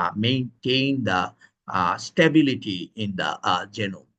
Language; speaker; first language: English; non-native, local second language; Bangla